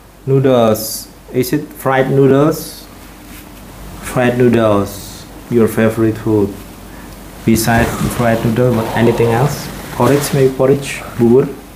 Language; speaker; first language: English; non-native, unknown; Indonesian